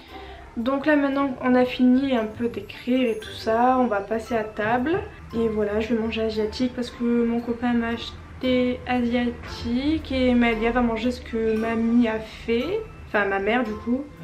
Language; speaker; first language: French; native; French